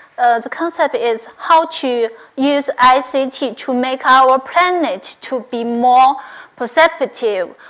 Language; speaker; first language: English; non-native, learner; Chinese